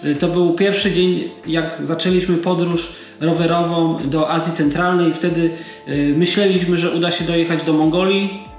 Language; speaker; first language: Polish; native; Polish